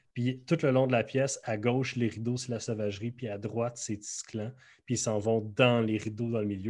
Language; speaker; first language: French; native; French